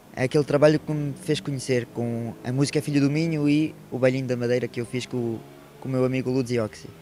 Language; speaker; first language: Portuguese; early bilingual, heritage; French